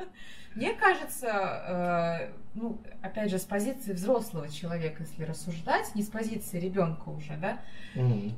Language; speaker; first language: Russian; native; Russian